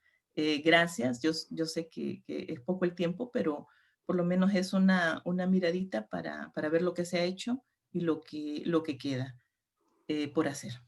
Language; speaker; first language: Spanish; native; Spanish